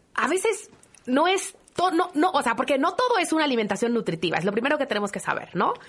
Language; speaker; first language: Spanish; native; Spanish